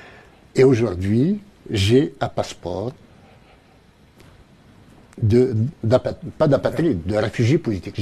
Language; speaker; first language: French; non-native, local second language; Kabyle